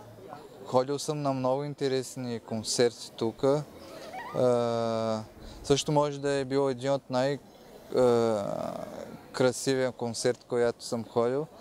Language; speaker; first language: Bulgarian; non-native, learner; Portuguese